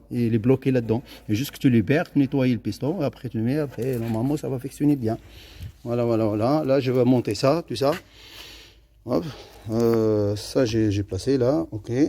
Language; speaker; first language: French; non-native, fluent; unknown